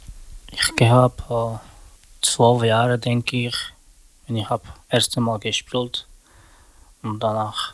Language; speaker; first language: German; non-native, learner; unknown